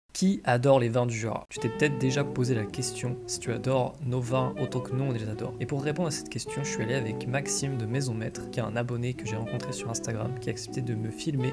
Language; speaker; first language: French; native; French